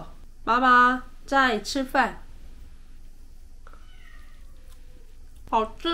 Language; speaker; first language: Chinese; non-native, fluent; Korean